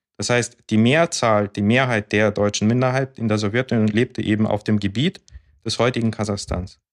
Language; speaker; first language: German; early bilingual, other home language; Russian